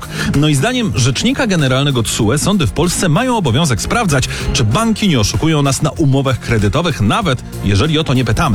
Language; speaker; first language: Polish; native; Polish